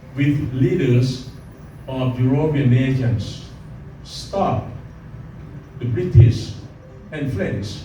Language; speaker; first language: English; non-native, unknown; Thai